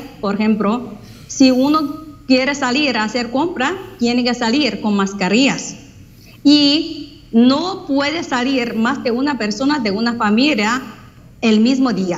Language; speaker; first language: Spanish; non-native, fluent; Chinese